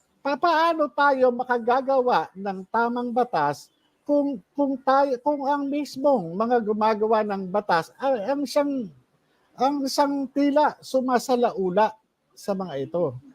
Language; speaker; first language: Filipino; native; Filipino